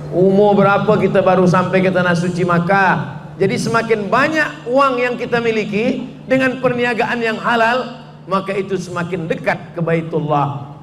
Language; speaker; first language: Malay; native; Malay